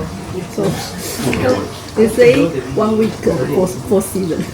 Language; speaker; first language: English; non-native, learner; Chinese